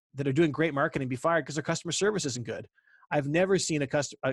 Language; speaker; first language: English; native; English